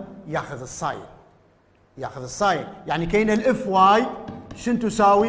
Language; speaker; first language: Arabic; native; Arabic